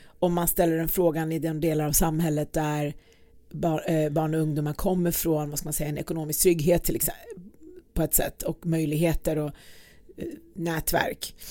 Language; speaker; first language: Swedish; early bilingual, other home language; Persian